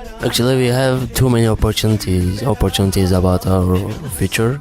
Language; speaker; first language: English; non-native, learner; Turkish